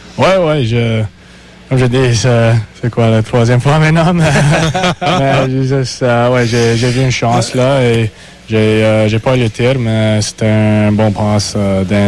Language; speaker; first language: French; non-native, learner; English